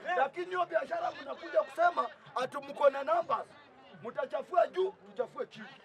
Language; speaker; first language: Swahili; native; Swahili